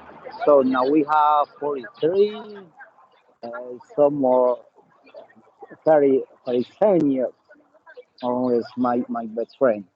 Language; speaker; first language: English; non-native, learner; Spanish